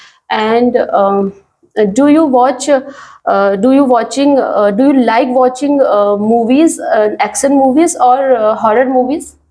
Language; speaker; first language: English; non-native, learner; Hindi